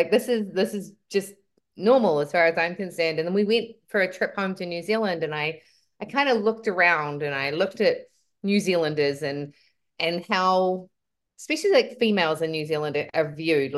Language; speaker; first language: English; native; English